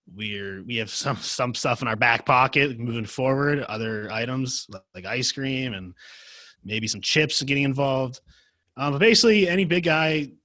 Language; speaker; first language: English; native; English